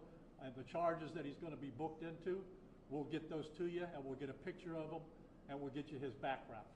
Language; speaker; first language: English; native; English